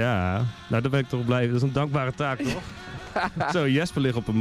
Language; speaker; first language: Dutch; native; Dutch